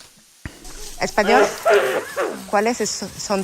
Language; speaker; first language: Spanish; non-native, learner; English